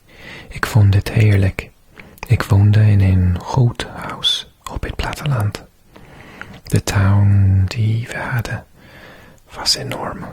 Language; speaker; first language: Dutch; non-native, learner; English